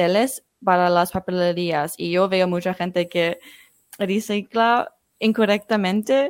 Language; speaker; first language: Spanish; non-native, fluent; English